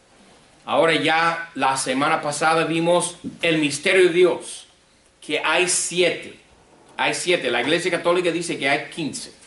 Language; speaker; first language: Spanish; non-native, fluent; English